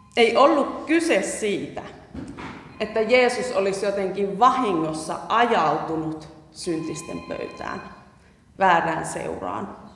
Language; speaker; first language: Finnish; native; Finnish